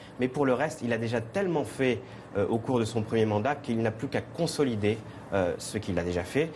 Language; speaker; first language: French; native; French